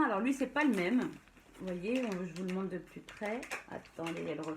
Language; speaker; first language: French; native; French